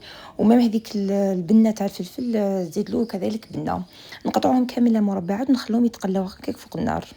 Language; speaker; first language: Arabic; native; Arabic